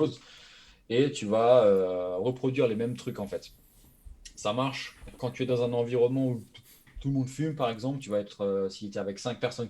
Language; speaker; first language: French; native; French